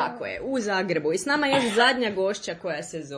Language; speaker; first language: Serbian; native; Serbian